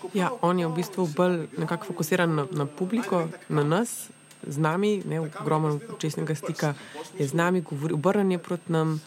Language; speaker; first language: Slovenian; native; Slovenian